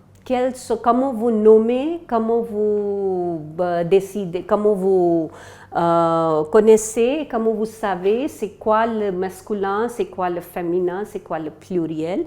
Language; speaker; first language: French; non-native, fluent; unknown